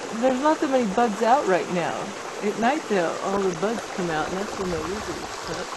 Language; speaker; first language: English; native; English